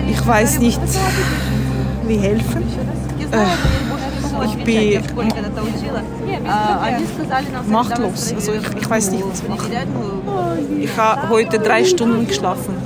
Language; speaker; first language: German; non-native, learner; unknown